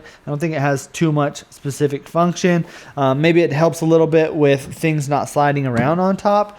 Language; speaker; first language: English; native; English